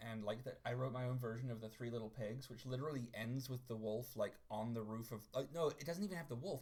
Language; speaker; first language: English; native; English